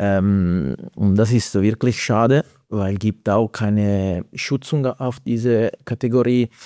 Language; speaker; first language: German; non-native, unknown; Italian